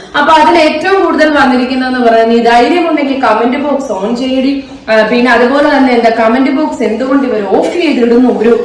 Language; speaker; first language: Malayalam; native; Malayalam